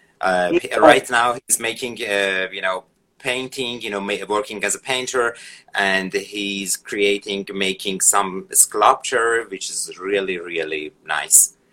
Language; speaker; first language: English; non-native, fluent; Persian